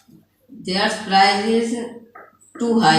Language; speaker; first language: English; non-native, learner; Hindi